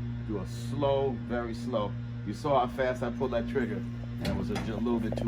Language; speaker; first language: English; native; English